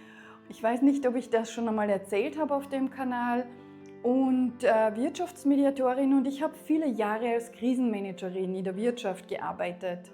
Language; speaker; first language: German; native; German